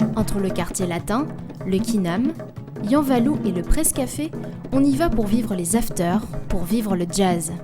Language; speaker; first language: French; native; French